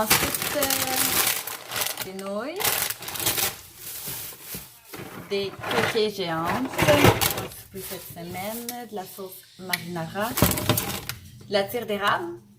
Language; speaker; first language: French; native; French